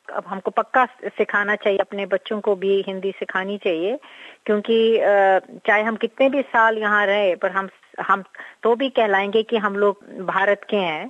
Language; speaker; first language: Hindi; non-native, local second language; Kashmiri